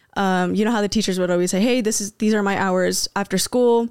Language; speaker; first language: English; early bilingual, other home language; Spanish